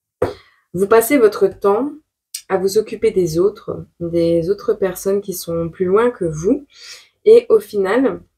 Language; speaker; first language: French; native; French